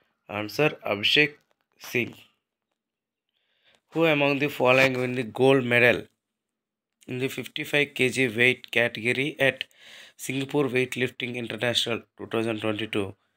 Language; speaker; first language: English; non-native, local second language; Telugu